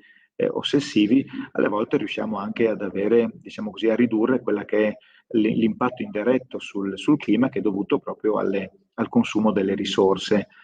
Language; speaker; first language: Italian; native; Italian